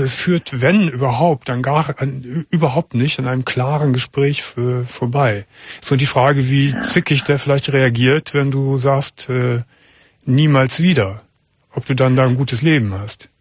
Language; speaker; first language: German; native; German